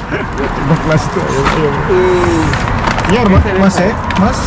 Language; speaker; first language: Spanish; non-native, fluent; Filipino